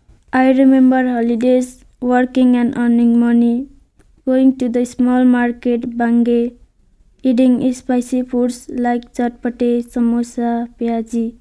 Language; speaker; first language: English; non-native, learner; Nepali